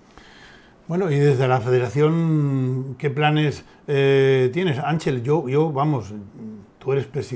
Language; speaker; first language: Spanish; native; Spanish